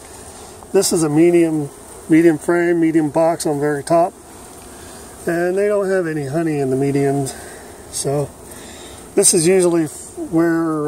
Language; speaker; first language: English; native; English